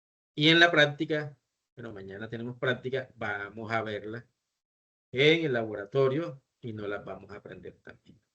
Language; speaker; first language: Spanish; native; Spanish